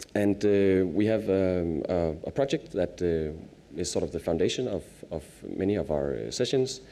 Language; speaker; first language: English; non-native, fluent; Danish